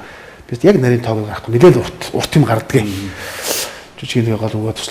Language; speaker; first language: Mongolian; native; Mongolian